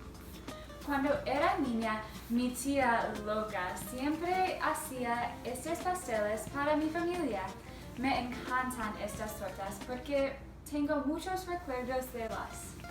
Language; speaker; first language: Spanish; non-native, learner; English